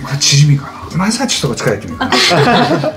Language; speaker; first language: Japanese; native; Japanese